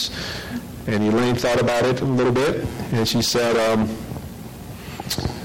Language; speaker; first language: English; native; English